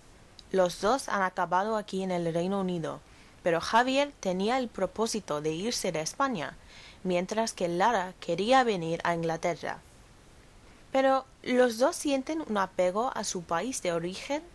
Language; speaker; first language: Spanish; non-native, fluent; English